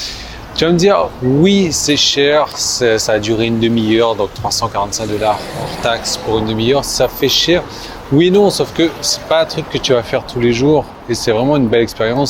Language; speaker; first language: French; native; French